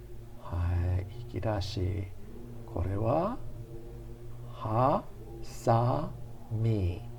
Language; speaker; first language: Japanese; non-native, fluent; English